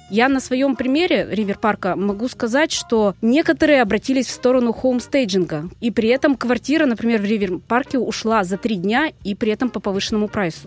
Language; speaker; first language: Russian; native; Russian